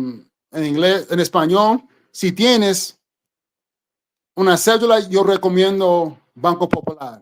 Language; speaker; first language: Spanish; non-native, fluent; English